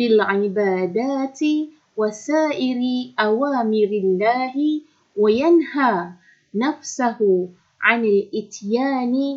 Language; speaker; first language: Arabic; non-native, fluent; Malay